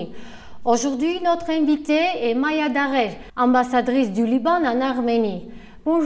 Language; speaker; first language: French; non-native, fluent; Armenian